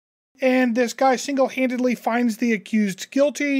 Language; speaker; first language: English; native; English